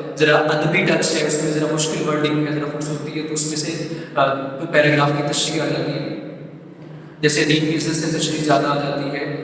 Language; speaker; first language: Urdu; non-native, local second language; Punjabi